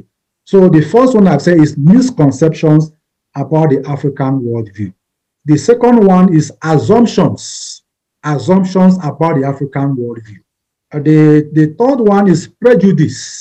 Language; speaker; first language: English; non-native, local second language; Igbo